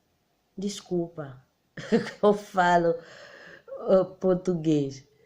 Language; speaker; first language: Portuguese; non-native, learner; Haitian Creole